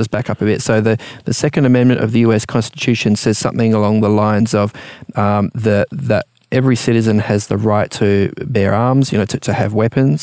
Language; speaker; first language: English; native; English